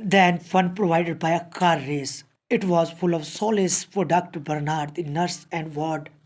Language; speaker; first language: English; non-native, local second language; Punjabi